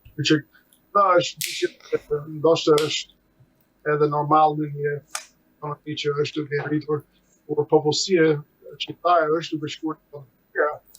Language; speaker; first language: Albanian; non-native, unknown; English